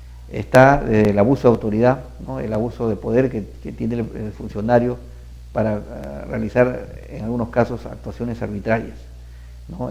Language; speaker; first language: Spanish; native; Spanish